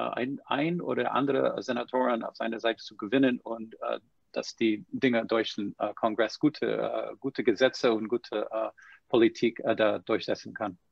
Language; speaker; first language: German; non-native, fluent; English